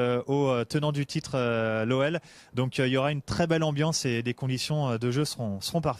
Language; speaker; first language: French; native; French